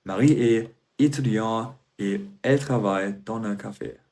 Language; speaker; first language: French; non-native, fluent; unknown